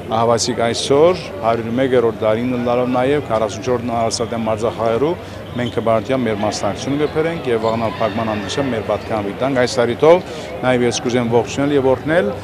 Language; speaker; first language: Armenian; early bilingual, heritage; Armenian